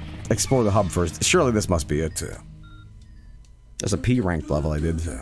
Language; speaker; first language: English; non-native, fluent; Swedish